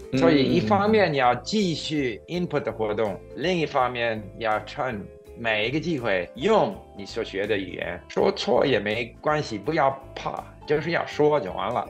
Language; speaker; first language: Chinese; non-native, fluent; English